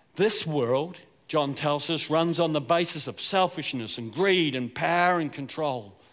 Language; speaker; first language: English; native; English